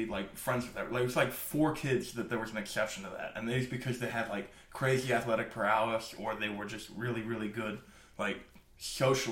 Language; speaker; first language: English; native; English